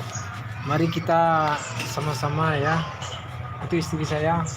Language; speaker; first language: Indonesian; non-native, local second language; Minangkabau